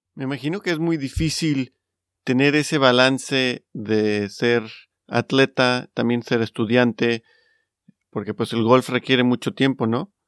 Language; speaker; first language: Spanish; native; Spanish